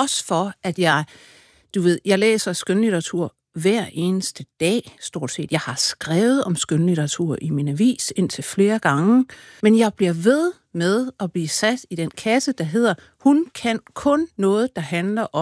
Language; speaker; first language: Danish; native; Danish